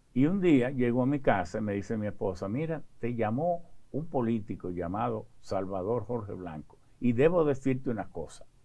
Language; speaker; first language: Spanish; early bilingual, other home language; French